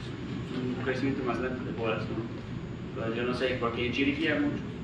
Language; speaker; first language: Spanish; non-native, fluent; English